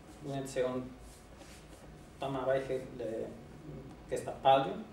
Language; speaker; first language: Finnish; non-native, learner; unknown